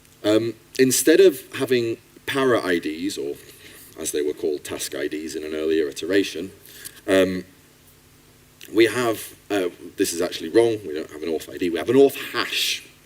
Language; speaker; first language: English; native; English